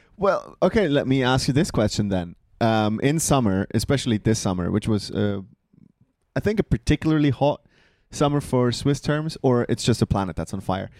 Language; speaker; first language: English; non-native, fluent; Swiss German